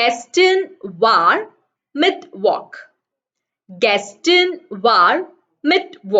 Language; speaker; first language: German; non-native, fluent; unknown